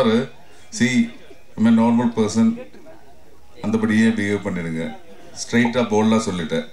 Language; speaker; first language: Tamil; non-native, learner; Malayalam